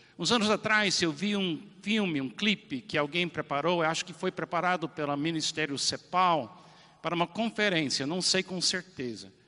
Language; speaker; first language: Portuguese; non-native, fluent; English